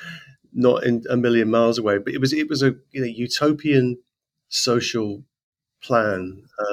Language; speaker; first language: English; native; English